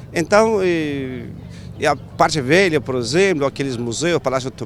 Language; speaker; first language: Portuguese; non-native, fluent; Turkish